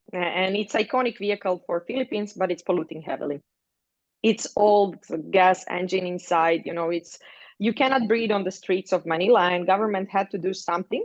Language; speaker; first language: English; non-native, fluent; Croatian